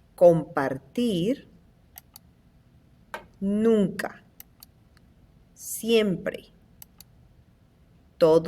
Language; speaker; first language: Spanish; non-native, fluent; English